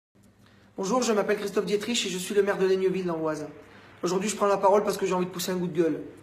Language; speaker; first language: French; native; French